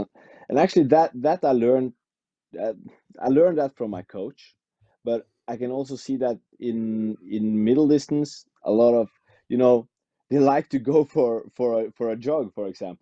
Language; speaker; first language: English; non-native, fluent; Norwegian